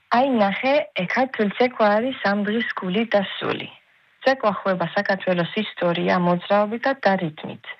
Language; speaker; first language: Georgian; early bilingual, heritage; Georgian